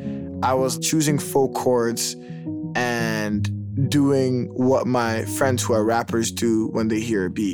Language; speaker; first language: English; native; English